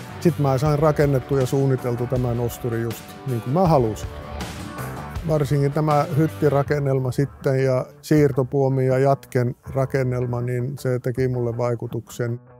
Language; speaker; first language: Finnish; non-native, local second language; Swedish